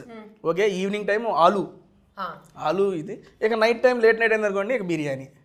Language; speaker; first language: Telugu; native; Telugu